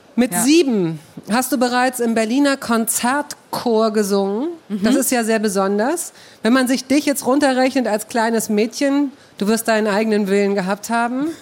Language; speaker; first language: German; native; German